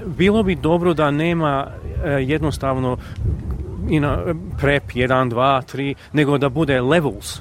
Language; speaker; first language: Croatian; native; Croatian